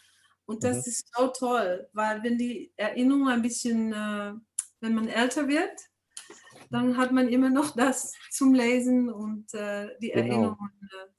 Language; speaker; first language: German; non-native, fluent; English